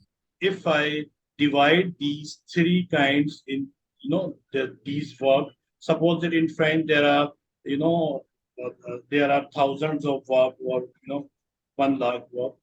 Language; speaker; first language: English; non-native, local second language; Urdu